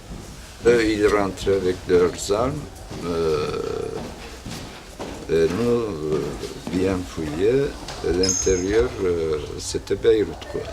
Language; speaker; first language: French; non-native, learner; Turkish